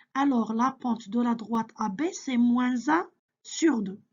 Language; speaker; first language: French; non-native, local second language; Arabic